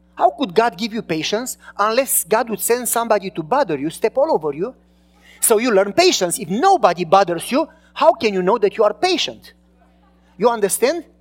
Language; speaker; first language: English; non-native, fluent; Romanian